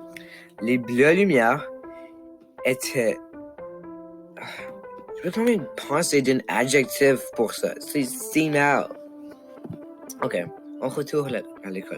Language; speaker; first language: French; non-native, local second language; English